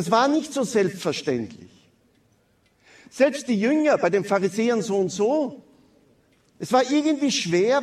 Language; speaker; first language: German; native; German